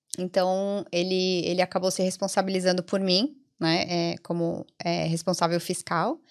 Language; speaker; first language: Portuguese; early bilingual, other home language; Italian